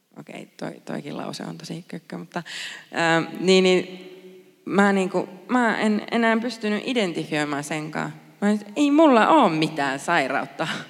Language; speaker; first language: Finnish; native; Finnish